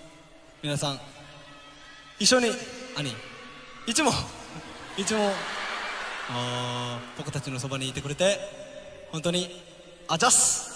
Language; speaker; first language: Japanese; non-native, learner; Korean